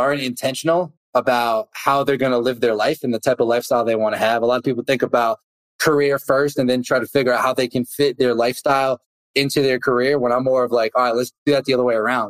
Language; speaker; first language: English; native; English